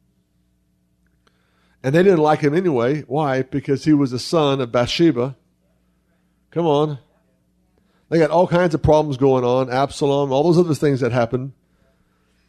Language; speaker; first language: English; native; English